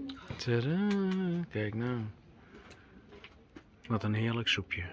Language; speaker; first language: Dutch; native; Dutch